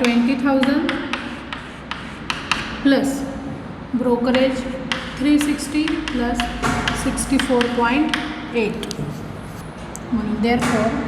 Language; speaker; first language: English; non-native, local second language; Marathi